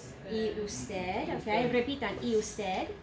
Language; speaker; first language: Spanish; non-native, fluent; English